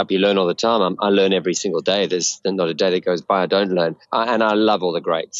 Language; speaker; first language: English; native; English